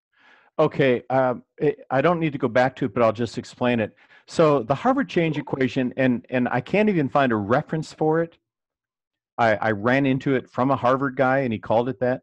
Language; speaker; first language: English; native; English